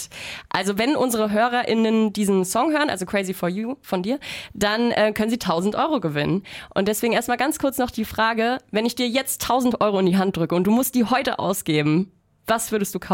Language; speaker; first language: German; native; German